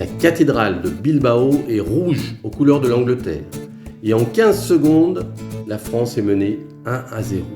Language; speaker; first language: French; native; French